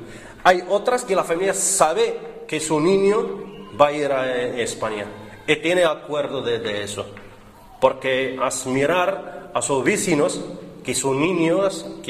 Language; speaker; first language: Spanish; non-native, learner; Arabic